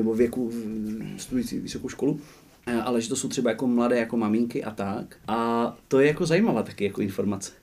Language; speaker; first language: Czech; native; Czech